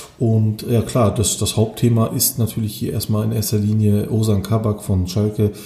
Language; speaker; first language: German; early bilingual, other home language; Turkish